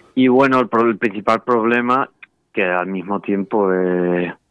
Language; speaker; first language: Spanish; native; Spanish